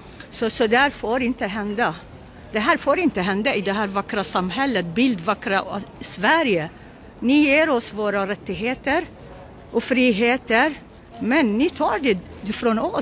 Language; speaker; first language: Swedish; non-native, local second language; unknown